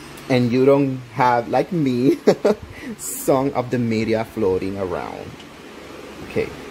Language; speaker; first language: English; non-native, local second language; Spanish